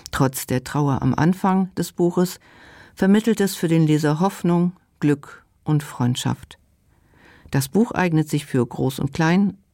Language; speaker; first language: German; non-native, local second language; Luxembourgish